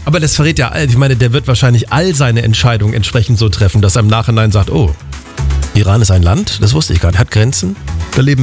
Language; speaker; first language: German; native; German